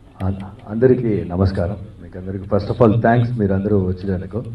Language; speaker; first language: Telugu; non-native, fluent; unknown